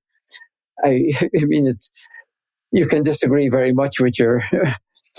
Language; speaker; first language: English; native; English